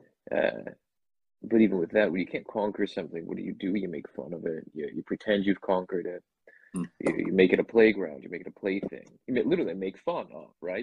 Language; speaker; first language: English; native; English